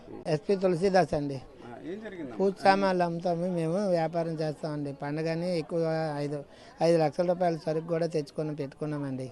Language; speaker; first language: Telugu; native; Telugu